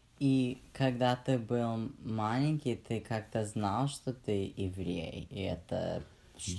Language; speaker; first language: Russian; early bilingual, heritage; Russian